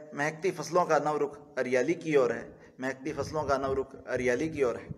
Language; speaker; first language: Hindi; native; Hindi